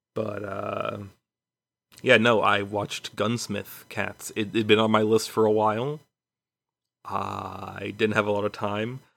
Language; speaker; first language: English; native; English